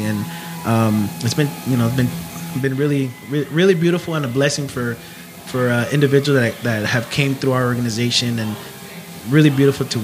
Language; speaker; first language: English; native; English